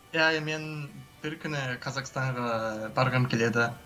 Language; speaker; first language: Kazakh; non-native, learner; English